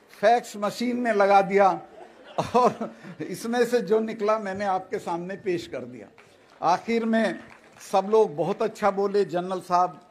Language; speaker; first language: Hindi; native; Hindi